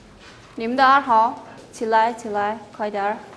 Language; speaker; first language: Chinese; non-native, fluent; Mongolian